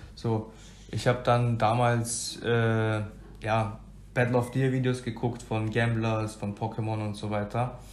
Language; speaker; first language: German; early bilingual, other home language; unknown